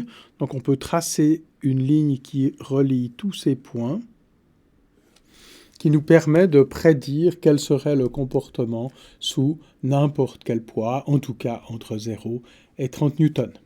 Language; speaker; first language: French; native; French